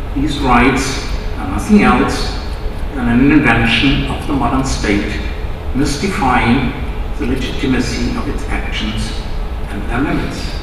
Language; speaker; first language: English; non-native, fluent; German